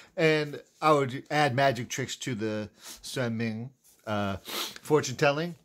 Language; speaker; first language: English; native; English